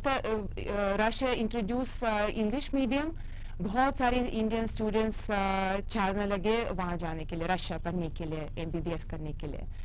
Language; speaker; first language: Hindi; non-native, fluent; Russian